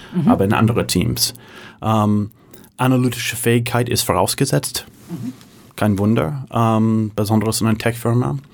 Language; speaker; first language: German; non-native, fluent; English